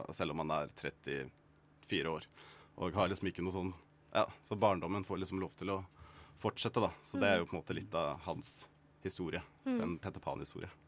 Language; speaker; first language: Norwegian; native; Norwegian